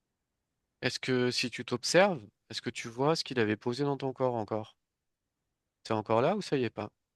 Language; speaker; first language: French; native; French